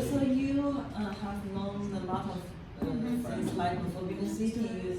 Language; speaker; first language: English; non-native, learner; Chinese